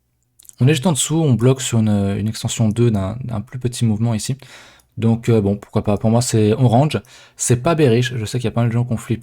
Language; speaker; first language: French; native; French